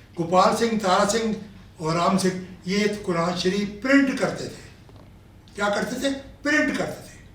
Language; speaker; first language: Urdu; non-native, local second language; Northern Hindko